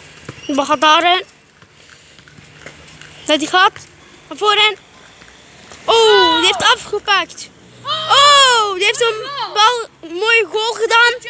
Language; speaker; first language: Dutch; non-native, local second language; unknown